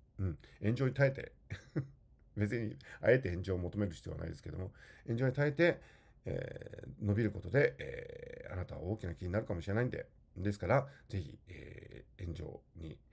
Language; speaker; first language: Japanese; native; Japanese